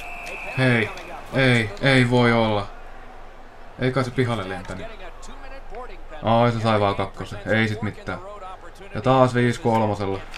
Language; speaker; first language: Finnish; native; Finnish